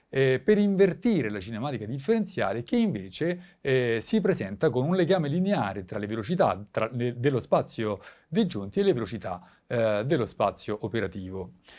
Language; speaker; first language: Italian; native; Italian